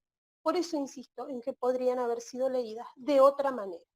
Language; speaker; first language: Spanish; native; Spanish